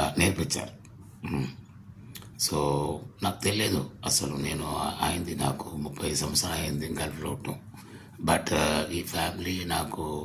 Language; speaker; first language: Telugu; non-native, learner; Tamil